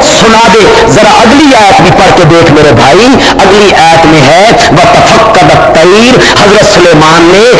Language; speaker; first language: Urdu; non-native, local second language; Punjabi